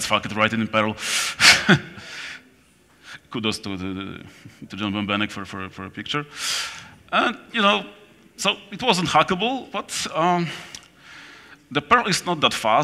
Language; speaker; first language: English; non-native, fluent; Polish